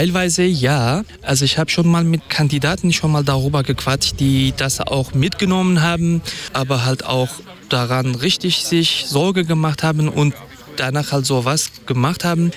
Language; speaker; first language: German; non-native, fluent; Kurdish